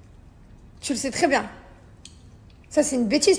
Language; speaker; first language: French; native; French